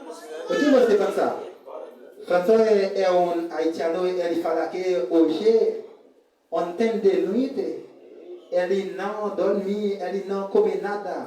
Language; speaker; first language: Portuguese; non-native, learner; Haitian Creole